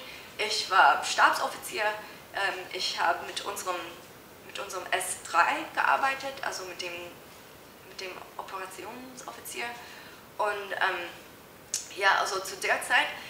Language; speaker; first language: German; non-native, fluent; English